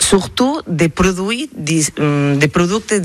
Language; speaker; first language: French; non-native, learner; Catalan